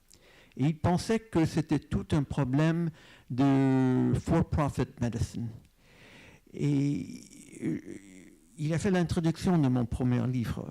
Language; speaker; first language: French; non-native, fluent; English